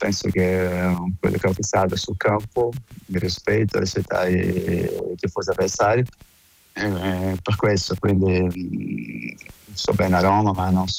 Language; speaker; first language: Italian; non-native, fluent; Portuguese